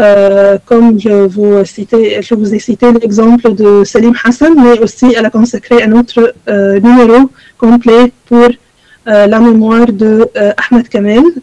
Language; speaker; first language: French; non-native, fluent; Arabic